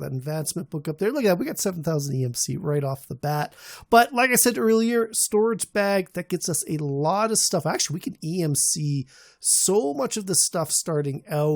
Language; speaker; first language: English; native; English